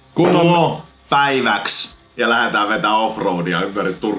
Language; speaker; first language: Finnish; native; Finnish